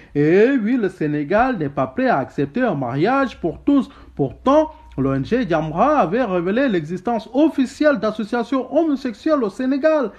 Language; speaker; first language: French; non-native, local second language; Wolof